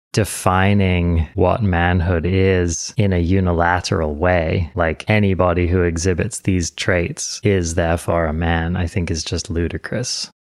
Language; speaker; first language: English; native; English